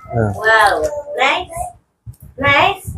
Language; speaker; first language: English; non-native, local second language; Malay